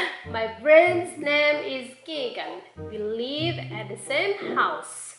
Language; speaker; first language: English; non-native, fluent; Indonesian